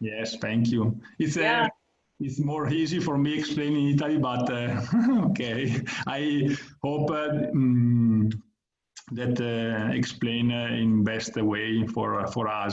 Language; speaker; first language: English; non-native, learner; Italian